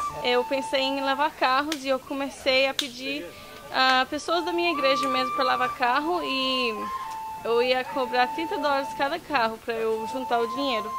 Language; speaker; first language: Portuguese; early bilingual, heritage; Portuguese